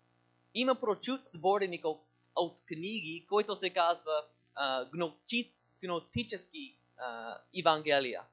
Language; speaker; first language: Bulgarian; non-native, learner; English